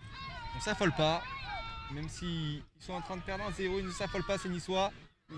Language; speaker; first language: French; native; French